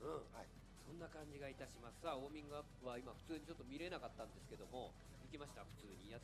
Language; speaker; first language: Japanese; native; Japanese